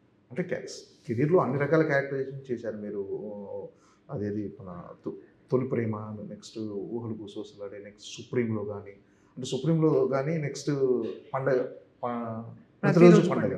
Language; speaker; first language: Telugu; native; Telugu